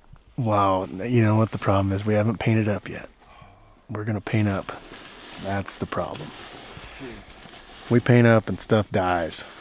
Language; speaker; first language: English; native; English